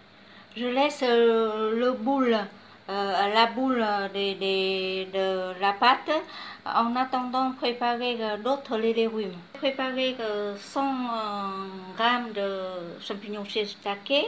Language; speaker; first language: French; non-native, learner; Vietnamese